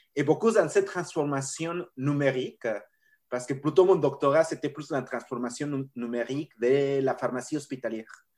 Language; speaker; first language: French; non-native, fluent; Spanish